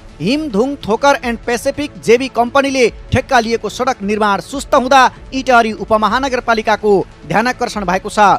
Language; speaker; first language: Nepali; native; Nepali